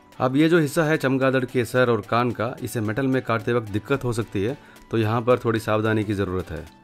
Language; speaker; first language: Hindi; non-native, local second language; Tamil